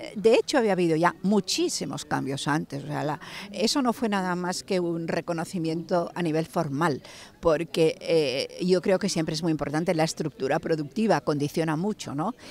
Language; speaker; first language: Spanish; native; Spanish